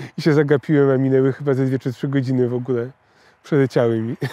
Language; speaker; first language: Polish; native; Polish